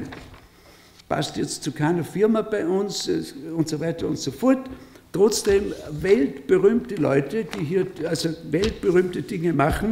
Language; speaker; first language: German; native; German